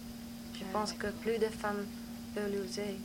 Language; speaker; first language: French; non-native, learner; Dutch